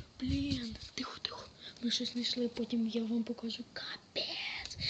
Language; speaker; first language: Ukrainian; native; Ukrainian